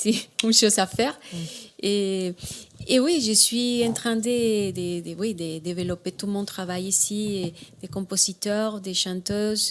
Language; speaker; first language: French; non-native, learner; Spanish